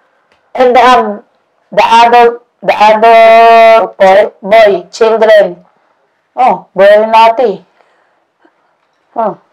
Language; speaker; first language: English; non-native, learner; Indonesian